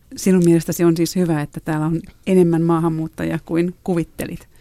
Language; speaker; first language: Finnish; native; Finnish